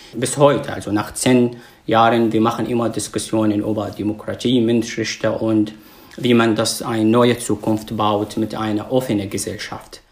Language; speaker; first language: German; non-native, fluent; Arabic